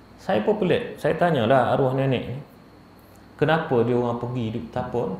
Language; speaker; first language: Malay; native; Malay